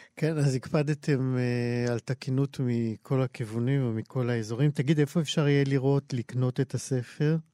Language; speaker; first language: Hebrew; native; Hebrew